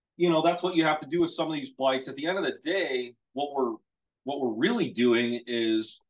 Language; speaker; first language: English; native; English